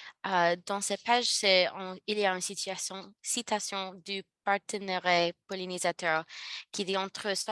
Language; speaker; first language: French; non-native, learner; English